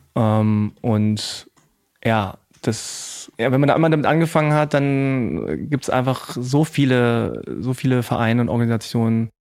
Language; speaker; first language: German; native; German